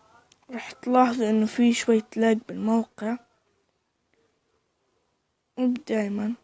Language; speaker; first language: Arabic; native; Arabic